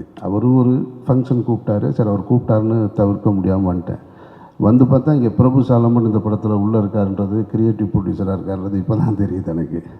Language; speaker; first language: Tamil; native; Tamil